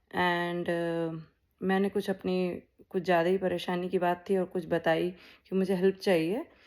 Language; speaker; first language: Hindi; native; Hindi